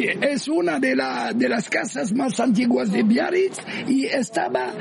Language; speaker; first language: Spanish; non-native, fluent; French